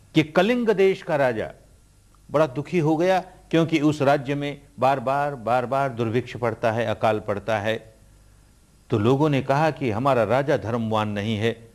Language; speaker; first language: Hindi; early bilingual, heritage; Hindi